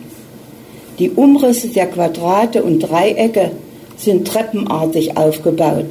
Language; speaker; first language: German; native; German